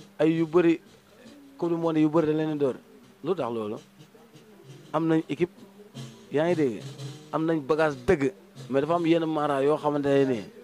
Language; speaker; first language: Wolof; native; Wolof